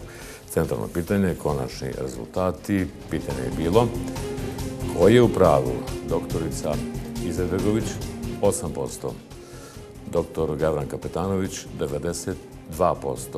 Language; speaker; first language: Bosnian; native; Bosnian